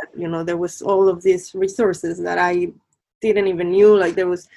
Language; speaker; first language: English; non-native, fluent; Spanish